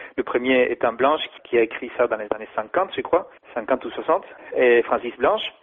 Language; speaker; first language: French; non-native, fluent; Spanish